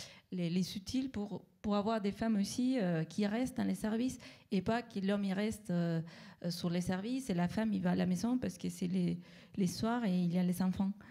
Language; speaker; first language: French; non-native, fluent; Spanish